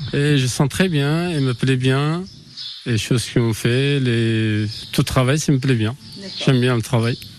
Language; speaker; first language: French; non-native, learner; Kurdish